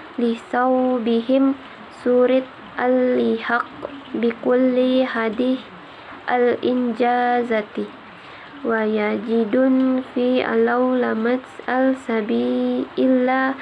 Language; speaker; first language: Arabic; non-native, learner; Indonesian